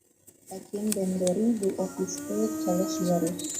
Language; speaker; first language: Turkish; non-native, learner; Indonesian